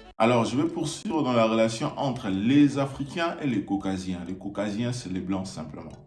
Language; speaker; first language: French; non-native, local second language; Lingala